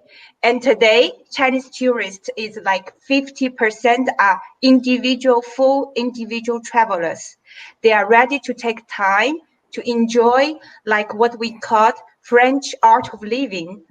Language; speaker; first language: English; non-native, fluent; Chinese